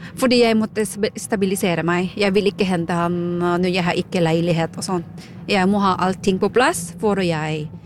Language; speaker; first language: Norwegian; non-native, fluent; Filipino